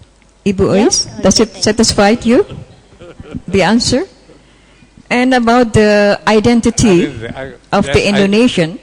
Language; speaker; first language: English; non-native, fluent; Indonesian